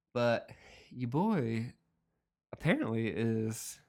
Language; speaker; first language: English; native; English